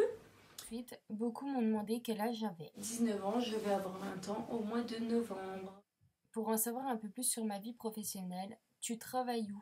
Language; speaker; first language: French; native; French